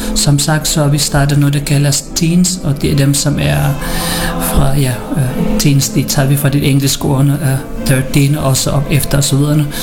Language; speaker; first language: Danish; early bilingual, other home language; Filipino